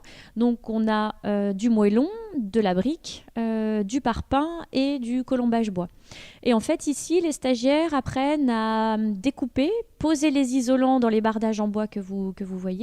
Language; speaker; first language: French; native; French